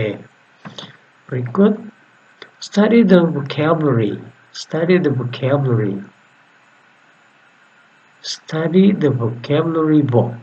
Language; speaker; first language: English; non-native, fluent; Indonesian